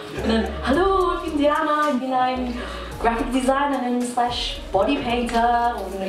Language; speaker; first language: German; non-native, learner; Cantonese